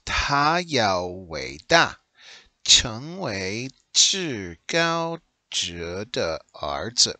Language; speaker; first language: Chinese; non-native, learner; English